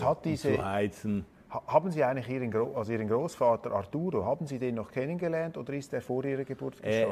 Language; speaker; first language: German; native; German